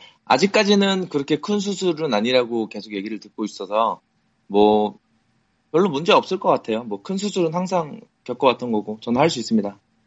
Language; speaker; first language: Korean; native; Korean